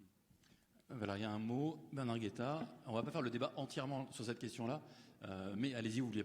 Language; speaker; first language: French; native; French